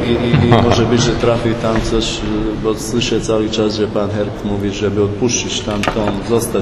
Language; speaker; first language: Polish; non-native, fluent; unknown